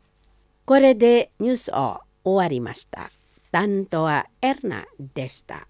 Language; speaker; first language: Japanese; non-native, fluent; Indonesian